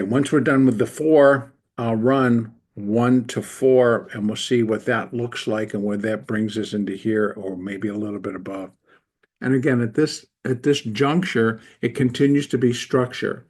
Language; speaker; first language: English; native; English